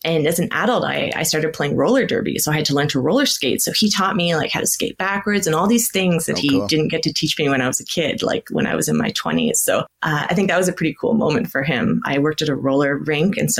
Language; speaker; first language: English; native; English